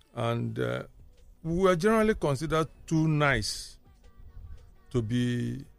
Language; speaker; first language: English; non-native, local second language; Igbo